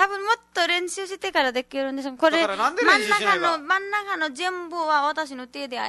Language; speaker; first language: Japanese; non-native, learner; Nepali